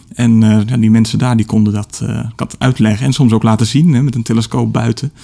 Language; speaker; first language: Dutch; native; Dutch